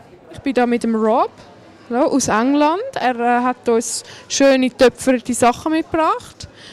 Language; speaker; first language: German; native; German